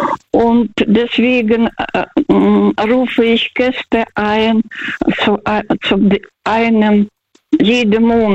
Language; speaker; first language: German; non-native, fluent; Russian